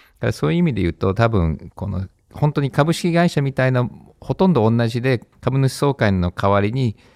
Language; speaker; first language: Japanese; early bilingual, heritage; Japanese